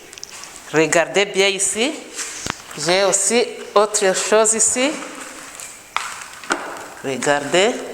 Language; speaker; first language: French; non-native, local second language; Kinyarwanda